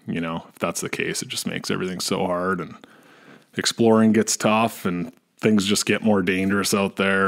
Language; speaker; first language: English; native; English